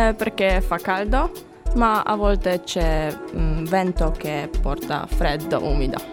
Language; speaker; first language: Italian; non-native, fluent; Polish